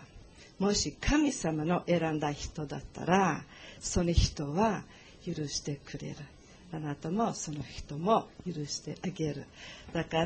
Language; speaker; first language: Japanese; non-native, learner; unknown